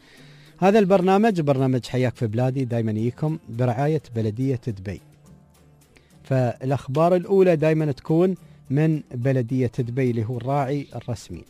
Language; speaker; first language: Arabic; native; Arabic